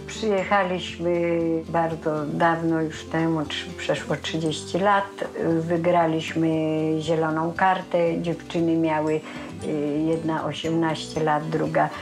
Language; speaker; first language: Polish; native; Polish